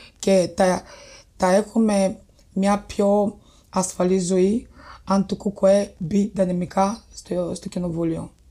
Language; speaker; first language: Greek; non-native, fluent; Bulgarian